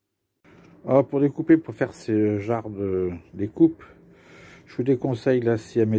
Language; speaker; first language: French; native; French